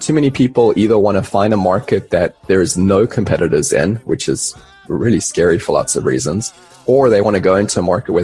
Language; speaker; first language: English; native; English